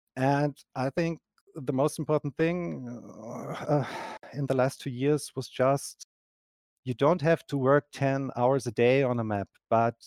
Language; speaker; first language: English; non-native, fluent; German